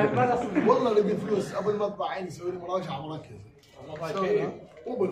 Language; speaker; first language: Arabic; native; Arabic